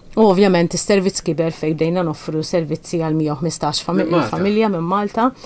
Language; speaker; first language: Maltese; native; Maltese